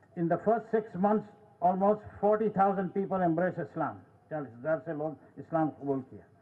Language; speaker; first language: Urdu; non-native, local second language; Gujarati